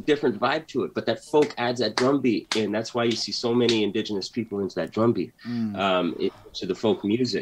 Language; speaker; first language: English; native; English